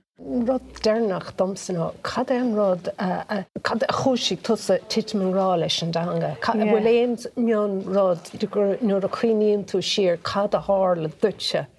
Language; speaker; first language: Irish; non-native, local second language; English